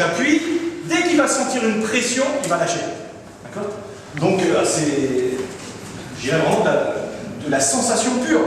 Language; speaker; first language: French; native; French